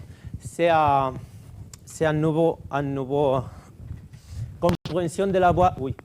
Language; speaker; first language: French; non-native, fluent; Catalan